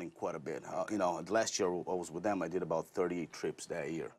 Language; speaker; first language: English; non-native, fluent; Portuguese